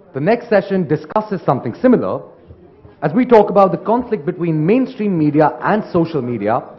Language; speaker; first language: English; non-native, local second language; Hindi